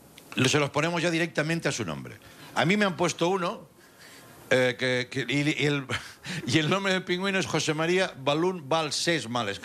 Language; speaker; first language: Spanish; native; Spanish